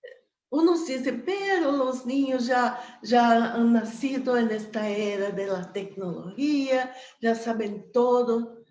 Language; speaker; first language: Spanish; non-native, fluent; Portuguese